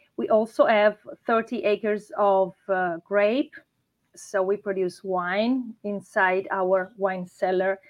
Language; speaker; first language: English; non-native, fluent; Italian